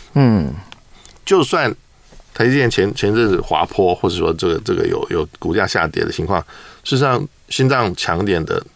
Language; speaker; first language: Chinese; native; Chinese